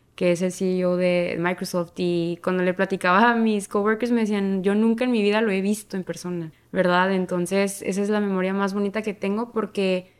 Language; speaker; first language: Spanish; native; Spanish